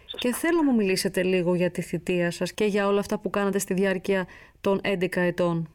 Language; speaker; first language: Greek; native; Greek